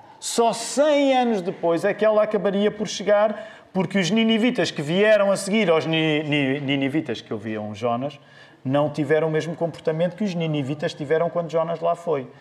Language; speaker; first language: Portuguese; native; Portuguese